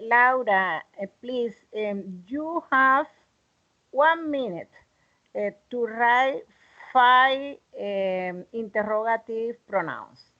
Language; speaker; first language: English; non-native, learner; Spanish